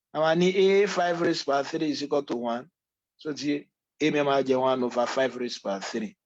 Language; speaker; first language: English; non-native, local second language; Yoruba